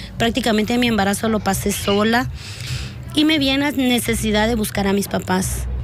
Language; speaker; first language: Spanish; native; Spanish